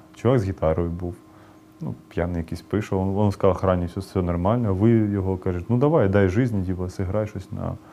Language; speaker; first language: Ukrainian; non-native, local second language; Russian